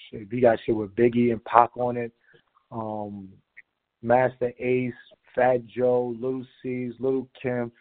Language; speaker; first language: English; native; English